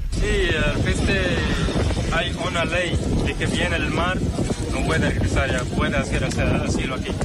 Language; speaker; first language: Spanish; non-native, learner; Arabic